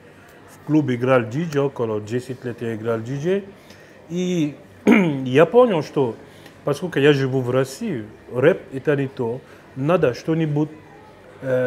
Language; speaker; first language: Russian; non-native, fluent; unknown